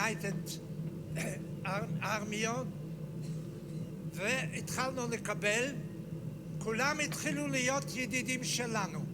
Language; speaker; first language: Hebrew; non-native, fluent; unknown